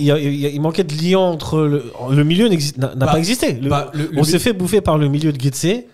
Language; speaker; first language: French; native; French